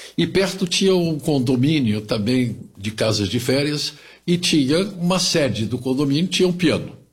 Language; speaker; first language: Portuguese; early bilingual, other home language; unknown